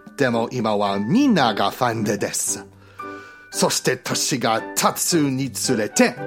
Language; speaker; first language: Japanese; non-native, learner; English